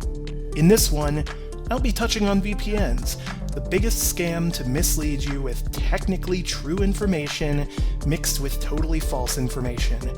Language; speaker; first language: English; native; English